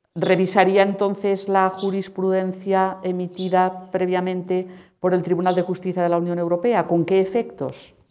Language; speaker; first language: Spanish; non-native, local second language; Catalan